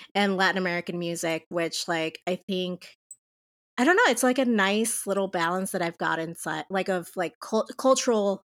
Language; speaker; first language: English; non-native, fluent; Spanish